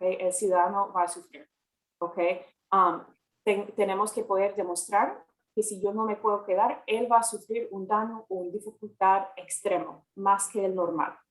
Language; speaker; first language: Spanish; non-native, fluent; English